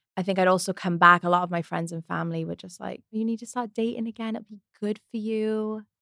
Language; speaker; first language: English; native; English